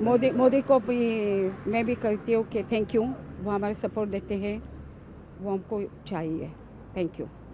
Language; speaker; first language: Hindi; early bilingual, heritage; Hindi